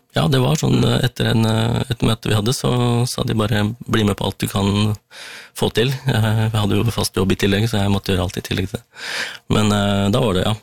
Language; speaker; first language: Norwegian; early bilingual, other home language; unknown